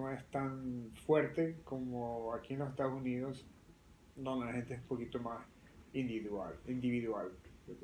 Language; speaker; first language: Spanish; early bilingual, other home language; French